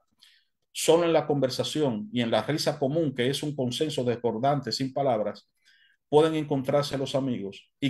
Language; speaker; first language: Spanish; native; Spanish